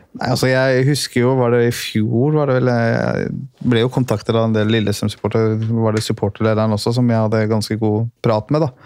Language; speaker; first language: Norwegian; early bilingual, other home language; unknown